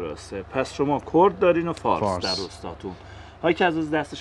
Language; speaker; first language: Persian; native; Persian